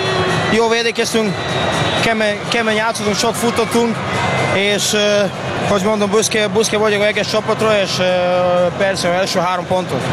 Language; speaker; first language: Hungarian; non-native, learner; English